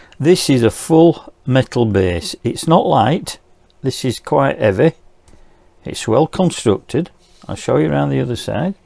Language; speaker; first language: English; native; English